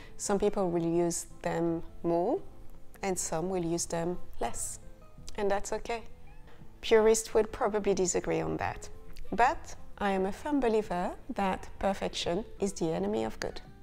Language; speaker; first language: English; non-native, fluent; French